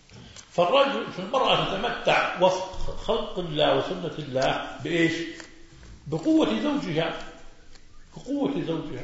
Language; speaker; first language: Arabic; native; Arabic